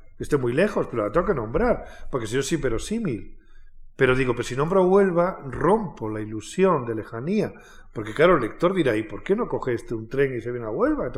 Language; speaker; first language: Spanish; native; Spanish